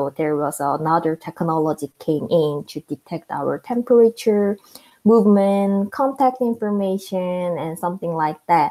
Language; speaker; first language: English; non-native, fluent; Korean